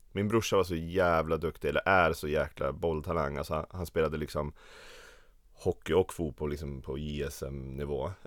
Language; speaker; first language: Swedish; native; Swedish